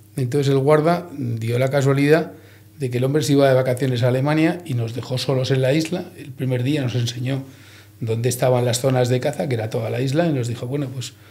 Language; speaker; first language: Spanish; native; Spanish